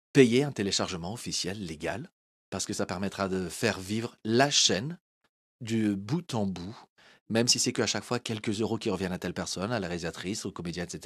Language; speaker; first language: French; early bilingual, other home language; Portuguese